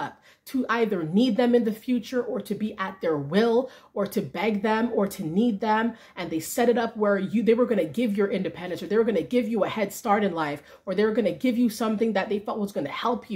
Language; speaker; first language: English; native; English